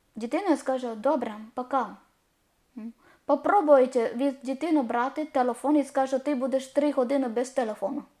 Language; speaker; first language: Ukrainian; non-native, learner; Malayalam